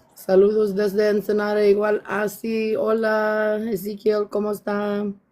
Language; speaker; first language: Spanish; non-native, learner; English